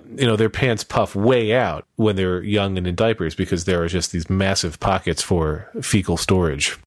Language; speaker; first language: English; native; English